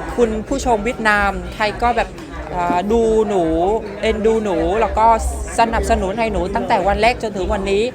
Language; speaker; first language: Thai; non-native, fluent; Vietnamese